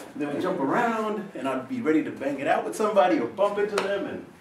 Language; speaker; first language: English; native; English